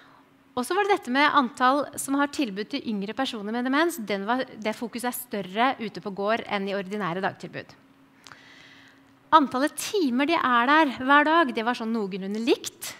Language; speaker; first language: Norwegian; native; Norwegian